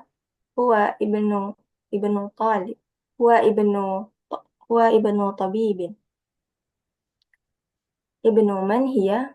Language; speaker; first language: Arabic; non-native, learner; Indonesian